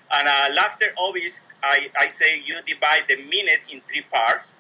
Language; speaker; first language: English; non-native, learner; Spanish